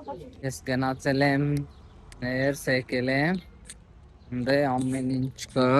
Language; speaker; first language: Armenian; non-native, learner; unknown